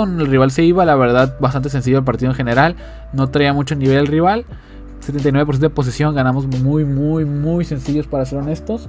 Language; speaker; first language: Spanish; native; Spanish